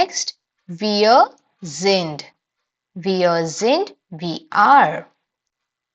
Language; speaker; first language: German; non-native, fluent; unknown